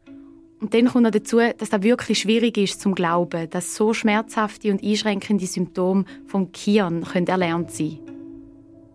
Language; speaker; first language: German; native; German